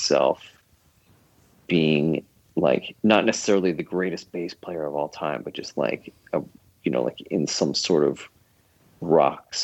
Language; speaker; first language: English; native; English